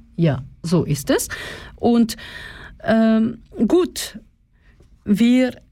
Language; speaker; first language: German; non-native, fluent; Russian